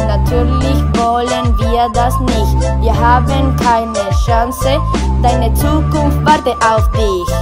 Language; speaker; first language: German; non-native, learner; Spanish